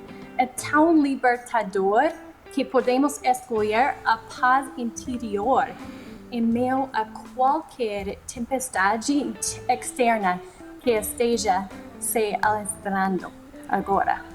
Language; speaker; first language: Portuguese; non-native, fluent; English